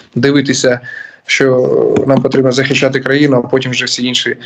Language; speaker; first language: Ukrainian; native; Ukrainian